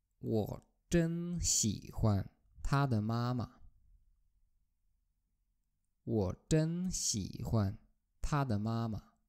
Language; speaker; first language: Chinese; non-native, fluent; Polish